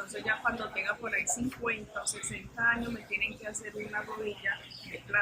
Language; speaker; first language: Spanish; native; Spanish